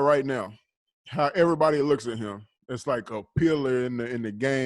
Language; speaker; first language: English; native; English